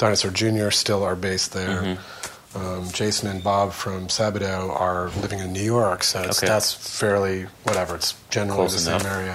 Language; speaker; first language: English; native; English